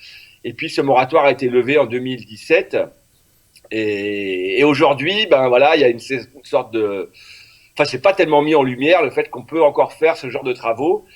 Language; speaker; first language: French; native; French